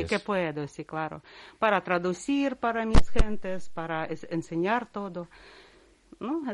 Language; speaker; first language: Spanish; non-native, learner; Russian